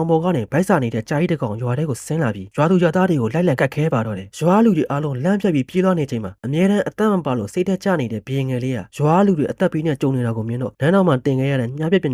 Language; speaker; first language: Burmese; native; Burmese